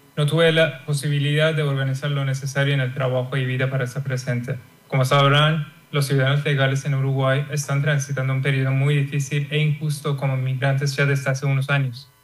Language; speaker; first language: Spanish; non-native, fluent; Persian